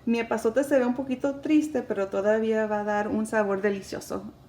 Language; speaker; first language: Spanish; early bilingual, heritage; Spanish